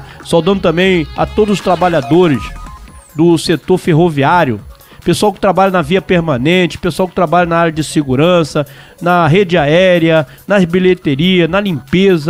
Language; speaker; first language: Portuguese; native; Portuguese